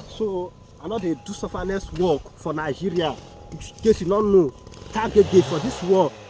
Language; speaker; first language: Nigerian Pidgin; native; Nigerian Pidgin